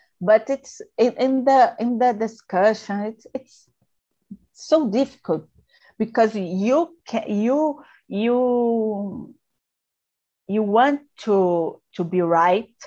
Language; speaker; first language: English; non-native, learner; Portuguese